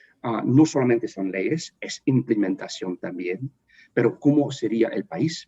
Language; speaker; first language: Spanish; non-native, fluent; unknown